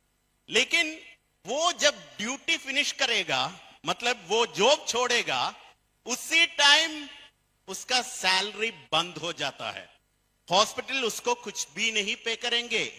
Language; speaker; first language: Hindi; non-native, fluent; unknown